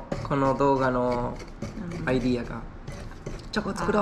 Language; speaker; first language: Japanese; non-native, fluent; Spanish